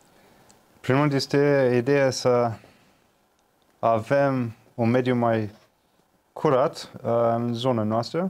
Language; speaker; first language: Romanian; non-native, fluent; English